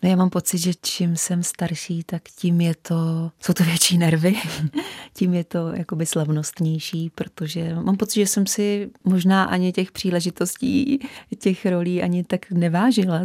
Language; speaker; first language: Czech; native; Czech